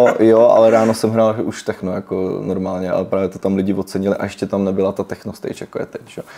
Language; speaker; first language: Czech; early bilingual, other home language; Ukrainian